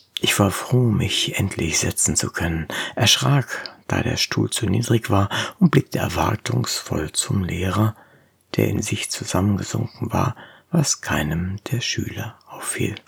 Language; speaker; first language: German; native; German